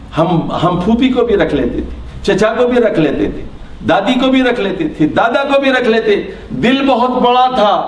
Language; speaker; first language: Urdu; native; Urdu